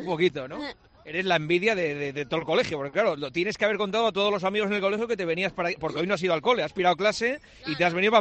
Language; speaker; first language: Spanish; native; Spanish